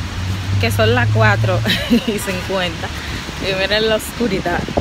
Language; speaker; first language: Spanish; native; Spanish